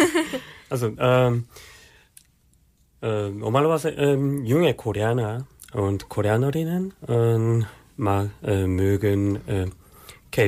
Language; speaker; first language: German; non-native, learner; Korean